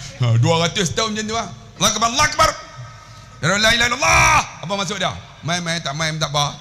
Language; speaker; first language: Malay; native; Malay